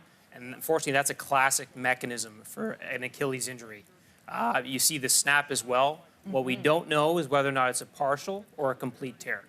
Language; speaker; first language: English; native; English